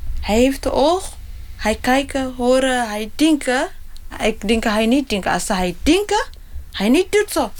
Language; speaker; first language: Dutch; non-native, learner; Tigrinya